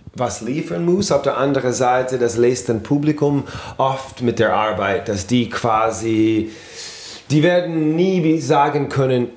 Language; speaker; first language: German; non-native, fluent; English